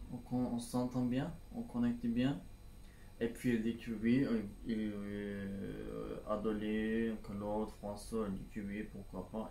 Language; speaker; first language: French; non-native, learner; Turkish